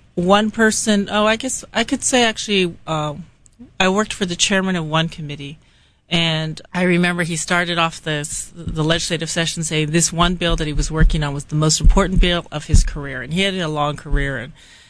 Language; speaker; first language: English; native; English